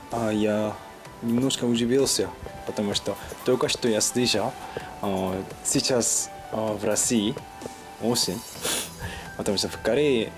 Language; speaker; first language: Russian; non-native, learner; Korean